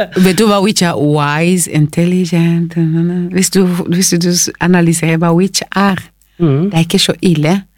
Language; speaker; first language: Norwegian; non-native, fluent; Lingala